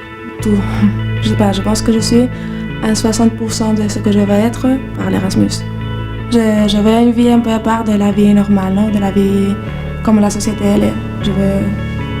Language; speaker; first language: French; non-native, fluent; Spanish